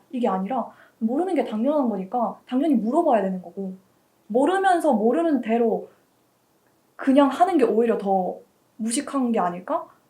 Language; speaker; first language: Korean; native; Korean